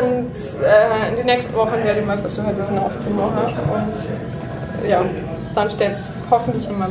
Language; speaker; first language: German; native; German